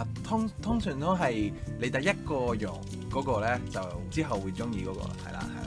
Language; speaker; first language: Cantonese; non-native, fluent; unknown